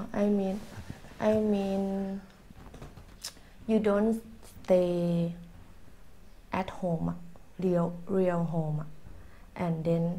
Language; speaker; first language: English; non-native, learner; Thai